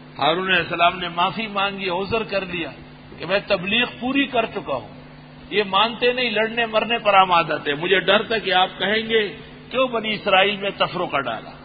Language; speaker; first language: Urdu; non-native, local second language; Pashto